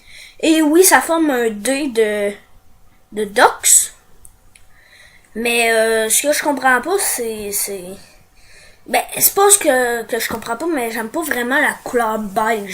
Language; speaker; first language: French; native; French